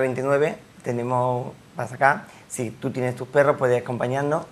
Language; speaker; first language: Spanish; native; Spanish